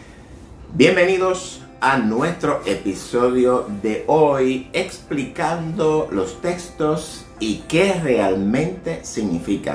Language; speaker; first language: Spanish; native; Spanish